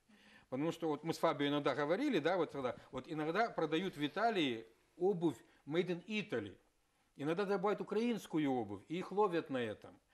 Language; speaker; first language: Russian; native; Russian